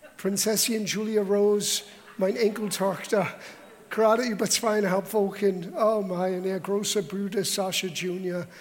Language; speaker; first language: German; non-native, fluent; English